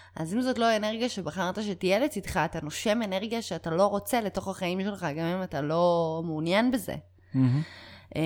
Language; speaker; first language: Hebrew; native; Hebrew